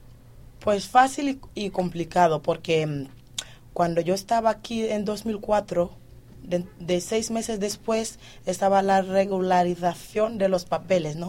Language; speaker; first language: Spanish; non-native, fluent; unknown